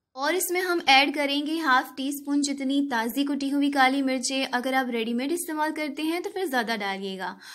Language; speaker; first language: Hindi; native; Hindi